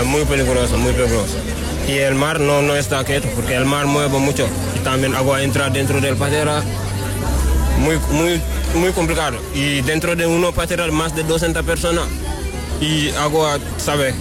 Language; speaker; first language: Spanish; non-native, learner; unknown